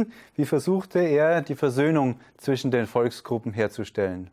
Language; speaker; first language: German; native; German